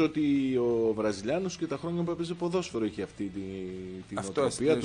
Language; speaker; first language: Greek; native; Greek